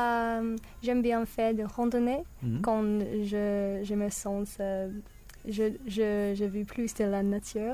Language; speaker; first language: French; non-native, learner; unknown